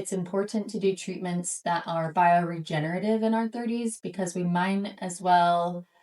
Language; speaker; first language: English; native; English